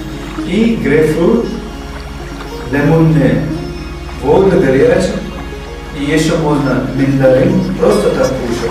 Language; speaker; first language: Russian; non-native, learner; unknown